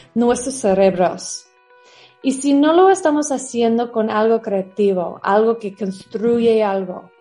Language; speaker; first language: Spanish; non-native, fluent; English